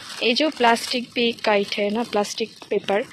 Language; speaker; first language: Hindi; non-native, local second language; Bangla